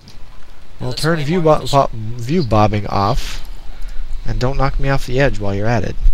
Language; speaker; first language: English; native; English